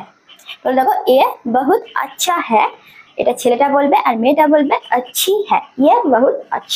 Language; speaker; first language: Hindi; non-native, fluent; Bangla